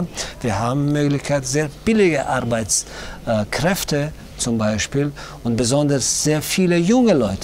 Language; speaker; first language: German; non-native, learner; Tajik